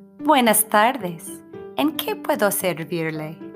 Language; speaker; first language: Spanish; non-native, fluent; English